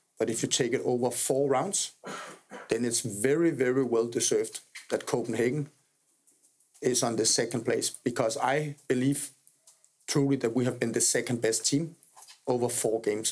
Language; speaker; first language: English; non-native, fluent; Danish